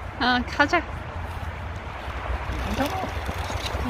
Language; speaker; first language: Korean; non-native, fluent; French